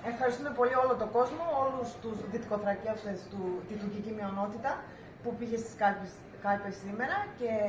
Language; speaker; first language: Greek; non-native, local second language; Turkish